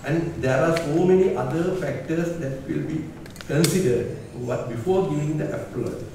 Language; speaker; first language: English; non-native, local second language; Sinhala